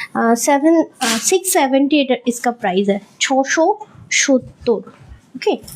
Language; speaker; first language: Hindi; non-native, local second language; Bangla